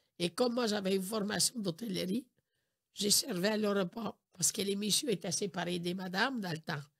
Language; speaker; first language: French; non-native, fluent; Italian